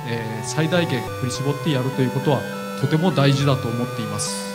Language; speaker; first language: Japanese; native; Japanese